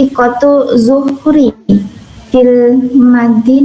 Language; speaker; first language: Arabic; non-native, learner; Indonesian